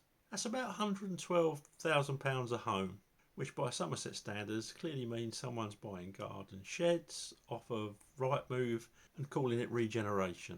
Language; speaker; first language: English; native; English